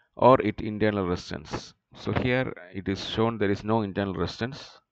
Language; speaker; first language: English; non-native, local second language; Malayalam